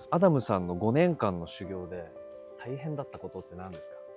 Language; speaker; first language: Japanese; native; Japanese